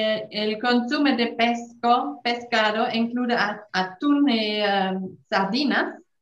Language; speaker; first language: Spanish; non-native, fluent; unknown